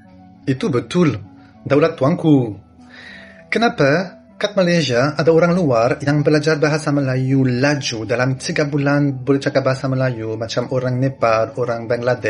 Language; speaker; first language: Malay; non-native, learner; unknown